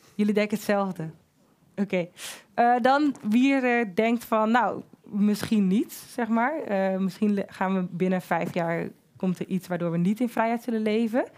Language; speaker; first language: Dutch; native; Dutch